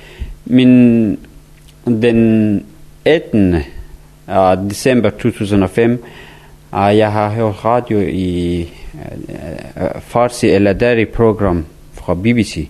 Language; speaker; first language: Danish; non-native, learner; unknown